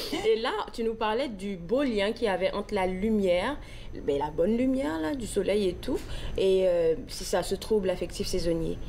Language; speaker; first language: French; native; French